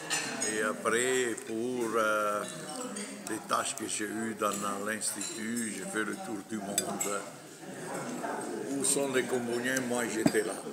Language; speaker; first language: French; non-native, fluent; Italian